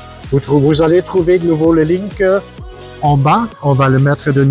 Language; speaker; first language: French; non-native, fluent; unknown